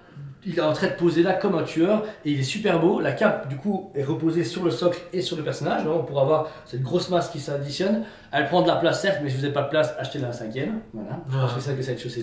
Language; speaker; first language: French; native; French